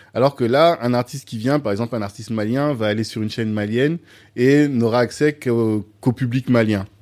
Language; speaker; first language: French; native; French